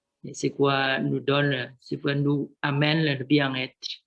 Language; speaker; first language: French; non-native, learner; Vietnamese